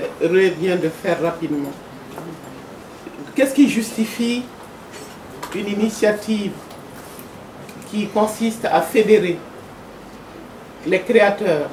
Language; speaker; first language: French; non-native, local second language; Bambara